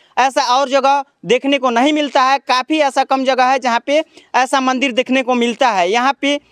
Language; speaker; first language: Hindi; native; Hindi